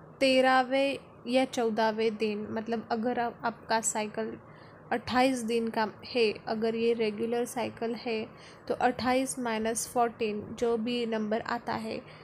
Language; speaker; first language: Hindi; non-native, local second language; Marathi